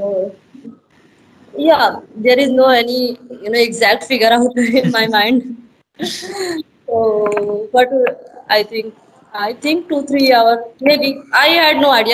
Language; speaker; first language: English; non-native, learner; Hindi